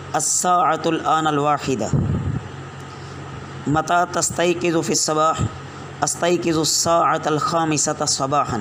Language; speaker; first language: Arabic; non-native, fluent; Urdu